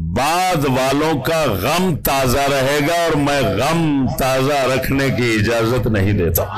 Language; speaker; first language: Urdu; non-native, local second language; Punjabi